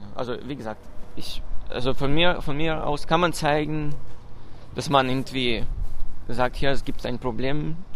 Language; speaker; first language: German; non-native, fluent; Russian